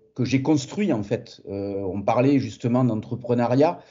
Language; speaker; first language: French; native; French